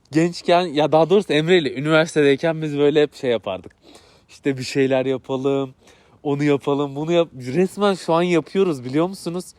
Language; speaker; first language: Turkish; native; Turkish